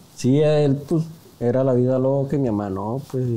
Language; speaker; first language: Spanish; native; Spanish